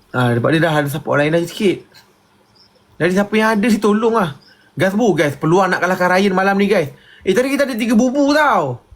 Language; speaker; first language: Malay; native; Malay